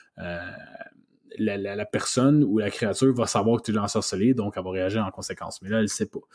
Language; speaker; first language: French; native; French